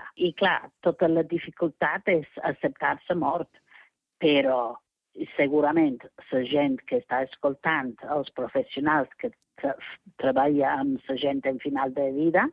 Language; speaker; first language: Catalan; non-native, fluent; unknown